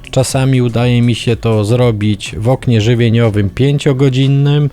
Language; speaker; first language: Polish; native; Polish